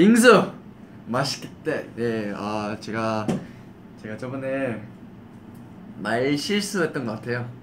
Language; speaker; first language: Korean; non-native, fluent; English